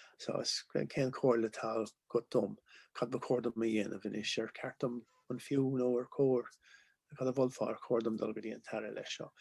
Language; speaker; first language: Irish; non-native, local second language; English